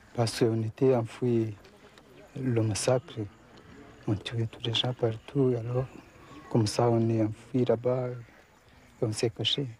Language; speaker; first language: French; non-native, local second language; Kinyarwanda